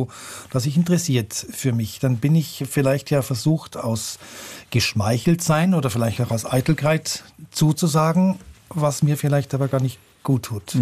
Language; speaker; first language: German; native; German